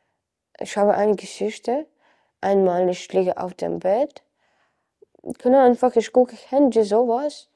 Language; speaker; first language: German; non-native, learner; Ukrainian